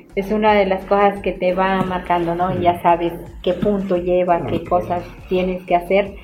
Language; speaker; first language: Spanish; native; Spanish